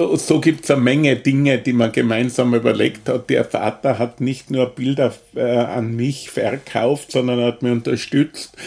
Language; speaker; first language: German; native; German